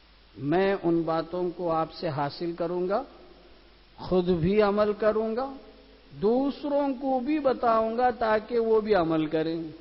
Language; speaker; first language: Urdu; native; Urdu